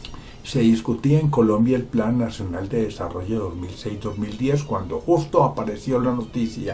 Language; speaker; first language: Spanish; native; Spanish